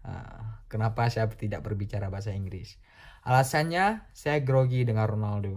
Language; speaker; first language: Indonesian; non-native, local second language; Achinese